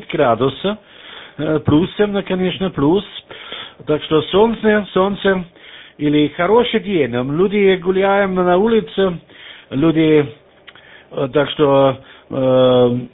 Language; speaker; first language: Russian; non-native, learner; German